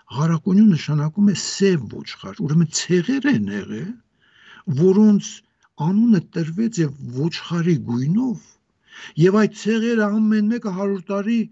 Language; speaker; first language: Armenian; native; Armenian